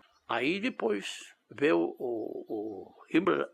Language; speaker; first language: Portuguese; non-native, fluent; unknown